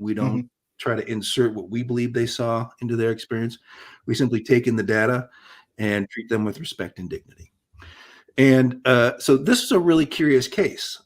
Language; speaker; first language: English; native; English